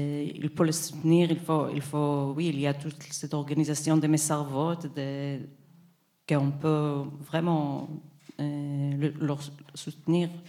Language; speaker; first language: French; non-native, fluent; Hebrew